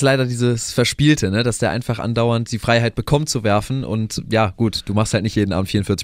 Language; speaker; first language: German; native; German